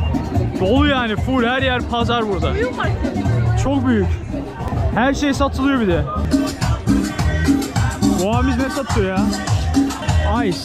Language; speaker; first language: Turkish; native; Turkish